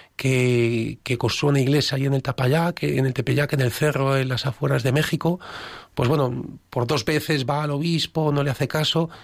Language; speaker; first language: Spanish; native; Spanish